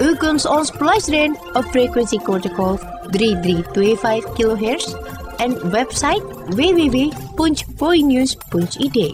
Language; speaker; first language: Dutch; non-native, fluent; Indonesian